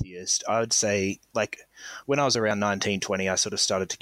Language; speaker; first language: English; native; English